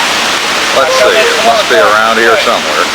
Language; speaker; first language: English; native; English